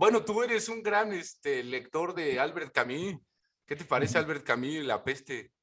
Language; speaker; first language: Spanish; native; Spanish